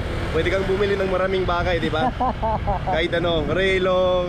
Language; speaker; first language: Filipino; non-native, learner; English